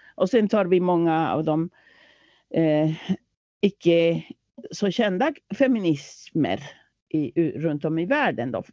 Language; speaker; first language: Swedish; non-native, fluent; Spanish